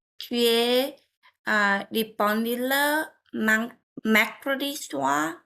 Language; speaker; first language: French; non-native, learner; Vietnamese